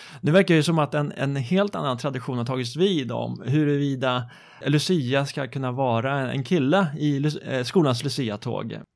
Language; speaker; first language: Swedish; native; Swedish